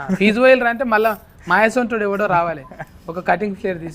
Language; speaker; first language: Telugu; native; Telugu